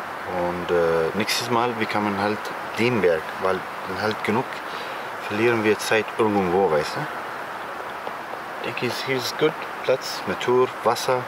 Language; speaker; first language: German; non-native, learner; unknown